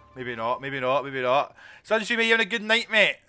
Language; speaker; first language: English; native; English